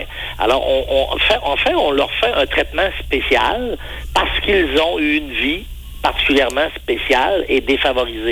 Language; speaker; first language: French; native; French